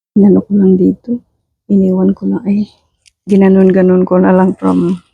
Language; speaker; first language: Filipino; non-native, local second language; Iloko